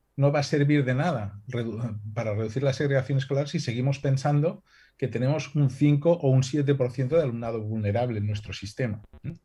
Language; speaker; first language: Spanish; non-native, local second language; Catalan